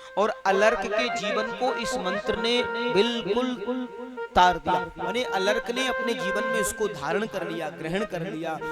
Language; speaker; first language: Hindi; native; Hindi